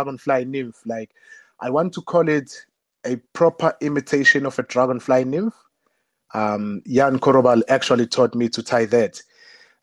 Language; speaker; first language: English; non-native, local second language; Zulu